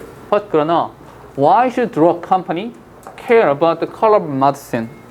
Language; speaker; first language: English; non-native, fluent; Korean